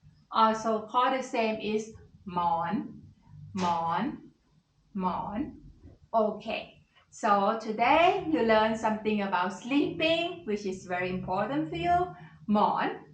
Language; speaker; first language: English; non-native, fluent; Thai